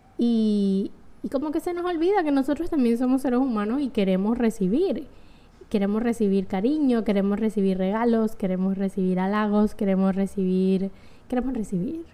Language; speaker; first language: Spanish; native; Spanish